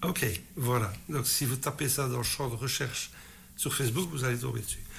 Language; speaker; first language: French; native; French